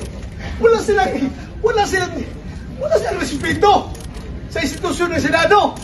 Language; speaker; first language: Filipino; native; Filipino